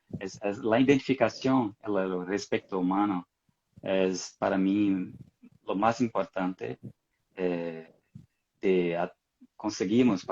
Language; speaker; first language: Spanish; non-native, fluent; Portuguese